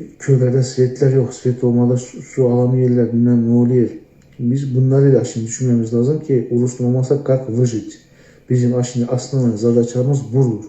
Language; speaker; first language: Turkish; native; Turkish